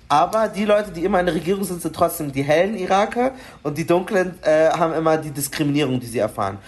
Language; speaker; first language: German; early bilingual, other home language; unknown